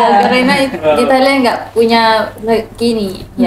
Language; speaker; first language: Indonesian; non-native, learner; Thai